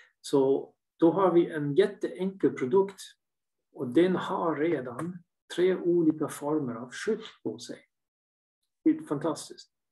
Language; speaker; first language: Swedish; non-native, fluent; German